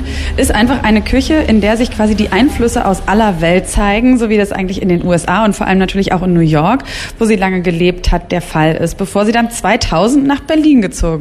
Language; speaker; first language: German; native; German